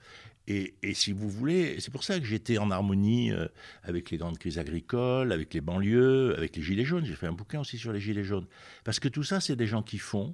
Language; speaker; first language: French; native; French